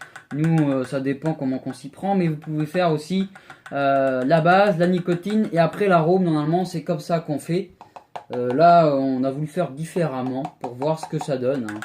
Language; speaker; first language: French; native; French